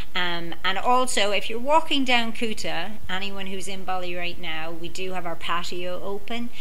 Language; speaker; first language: English; native; English